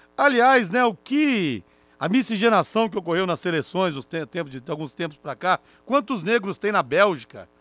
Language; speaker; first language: Portuguese; native; Portuguese